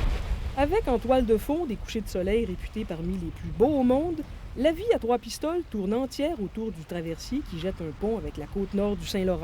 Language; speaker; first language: French; native; French